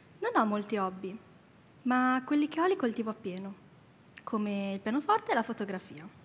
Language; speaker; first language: Italian; early bilingual, other home language; Chinese